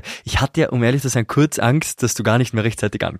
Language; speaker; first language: German; native; German